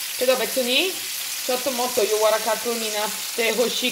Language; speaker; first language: Japanese; non-native, learner; Italian